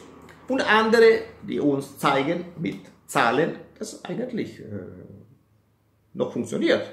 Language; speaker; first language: German; non-native, fluent; Italian